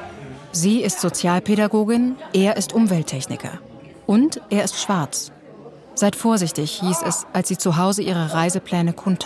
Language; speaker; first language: German; native; German